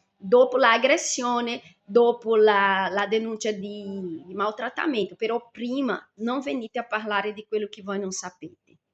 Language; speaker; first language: Italian; non-native, fluent; Portuguese